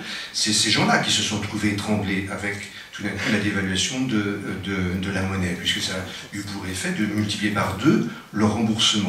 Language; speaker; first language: French; native; French